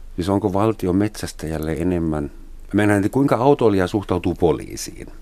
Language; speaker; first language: Finnish; non-native, fluent; German